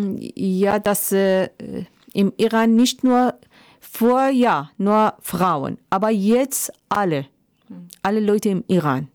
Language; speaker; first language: German; non-native, learner; Persian